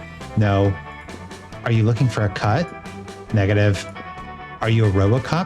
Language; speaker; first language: English; native; English